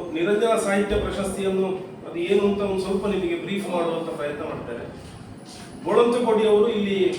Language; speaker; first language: Kannada; native; Kannada